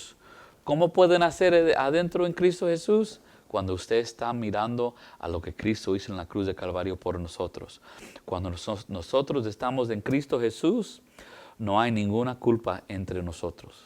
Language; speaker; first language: Spanish; early bilingual, heritage; English